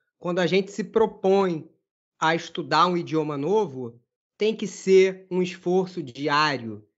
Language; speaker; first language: Portuguese; native; Portuguese